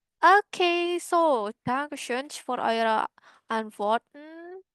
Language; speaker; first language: German; non-native, learner; Indonesian